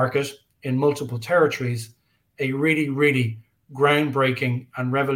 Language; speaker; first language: English; native; English